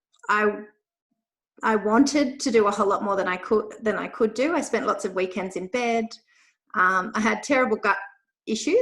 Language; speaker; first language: English; native; English